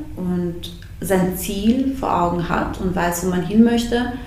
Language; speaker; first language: German; early bilingual, other home language; Bosnian